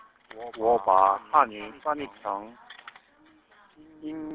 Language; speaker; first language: Chinese; non-native, fluent; Korean